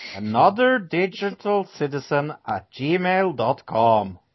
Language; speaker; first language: English; non-native, fluent; Norwegian